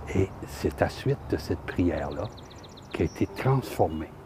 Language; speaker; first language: French; native; French